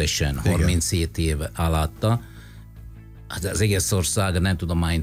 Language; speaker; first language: Hungarian; non-native, learner; Italian